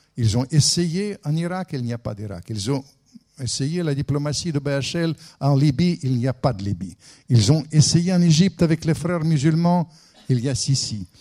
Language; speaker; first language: French; non-native, fluent; Russian